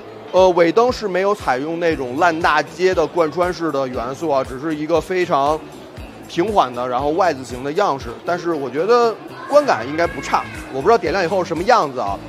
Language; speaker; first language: Chinese; native; Chinese